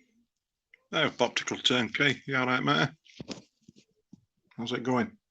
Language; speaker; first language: English; native; English